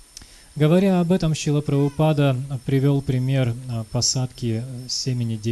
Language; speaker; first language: Russian; native; Russian